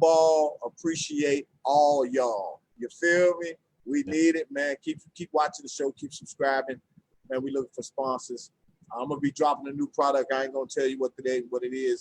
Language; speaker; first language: English; native; English